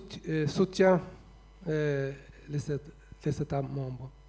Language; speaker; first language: French; non-native, fluent; Swedish